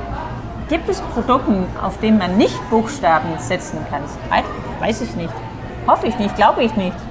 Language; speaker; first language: German; non-native, fluent; Danish